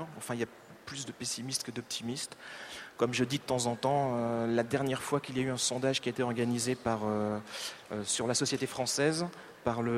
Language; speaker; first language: French; native; French